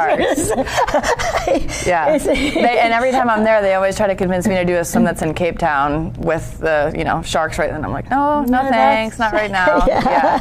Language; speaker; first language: English; native; English